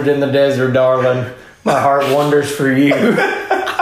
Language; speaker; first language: English; native; English